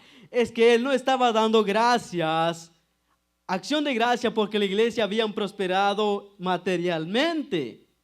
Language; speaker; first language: Spanish; native; Spanish